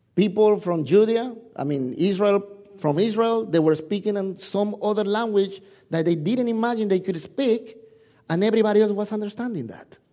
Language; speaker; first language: English; non-native, fluent; Spanish